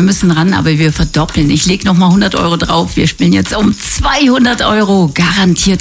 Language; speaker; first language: German; native; German